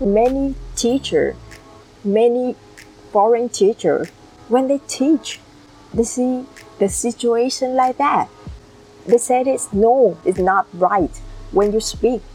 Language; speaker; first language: English; non-native, learner; Vietnamese